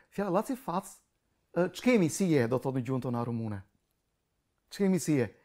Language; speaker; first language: Albanian; non-native, local second language; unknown